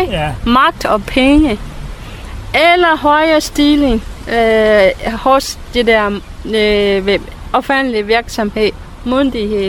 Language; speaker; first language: Danish; non-native, fluent; Burmese